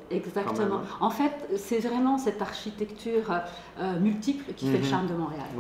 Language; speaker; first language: French; native; French